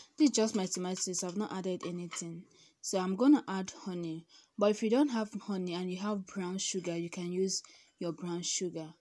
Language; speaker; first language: English; non-native, local second language; Igbo